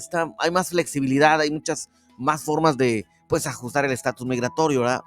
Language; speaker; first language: Spanish; native; Spanish